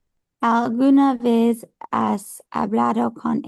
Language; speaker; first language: Spanish; non-native, learner; English